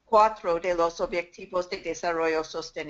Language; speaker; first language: Spanish; non-native, fluent; English